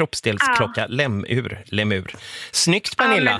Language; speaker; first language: Swedish; native; Swedish